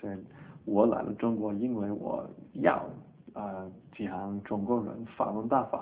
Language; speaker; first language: Chinese; early bilingual, heritage; Chinese